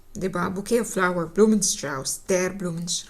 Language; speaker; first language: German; non-native, learner; Filipino